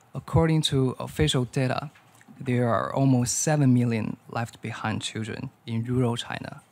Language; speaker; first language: English; non-native, learner; Chinese